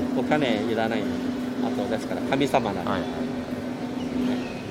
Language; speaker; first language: Japanese; non-native, learner; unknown